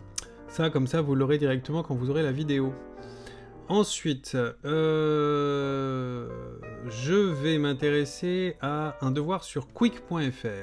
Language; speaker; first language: French; native; French